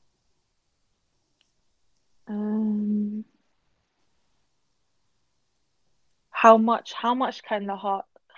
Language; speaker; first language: English; native; English